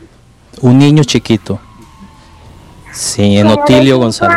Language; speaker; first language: Spanish; native; Spanish